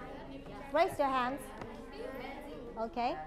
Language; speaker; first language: English; non-native, fluent; Vietnamese